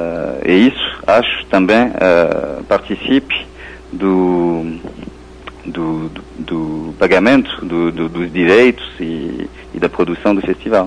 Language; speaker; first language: Portuguese; non-native, fluent; French